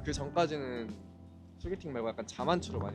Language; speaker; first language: Korean; native; Korean